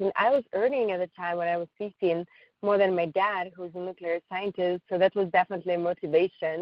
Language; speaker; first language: English; non-native, fluent; Russian